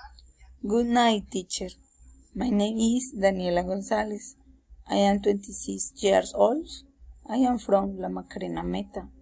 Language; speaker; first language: English; non-native, learner; Spanish